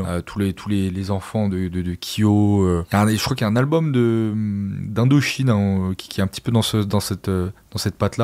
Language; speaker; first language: French; native; French